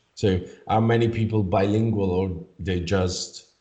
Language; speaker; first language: English; non-native, fluent; Italian